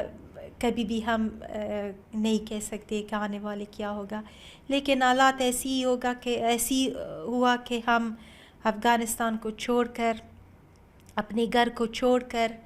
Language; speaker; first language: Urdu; non-native, learner; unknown